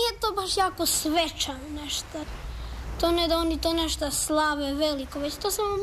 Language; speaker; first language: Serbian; early bilingual, other home language; Croatian